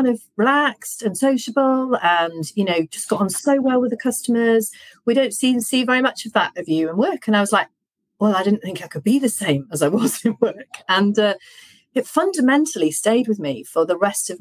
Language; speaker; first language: English; native; English